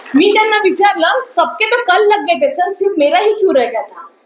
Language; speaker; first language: Hindi; non-native, local second language; Marathi